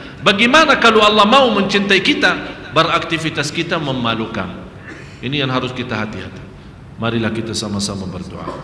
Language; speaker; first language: Malay; non-native, fluent; Arabic